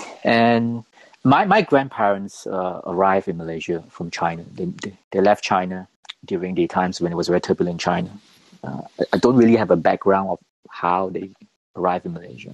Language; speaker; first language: English; non-native, local second language; Cantonese